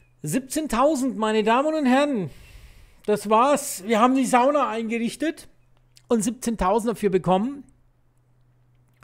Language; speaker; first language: German; native; German